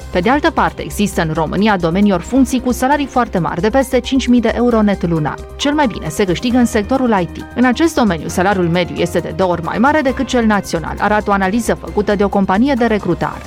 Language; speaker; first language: Romanian; native; Romanian